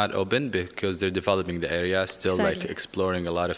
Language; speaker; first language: English; non-native, fluent; Arabic